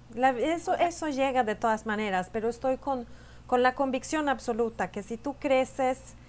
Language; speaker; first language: Spanish; non-native, fluent; Swedish